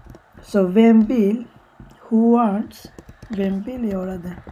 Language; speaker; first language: Swedish; non-native, fluent; Bangla